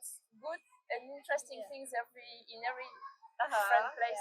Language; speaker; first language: English; non-native, learner; French